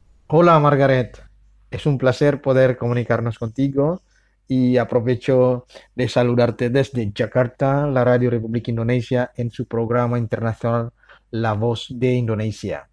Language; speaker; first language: Spanish; non-native, fluent; Indonesian